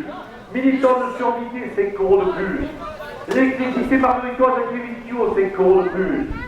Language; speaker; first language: French; native; French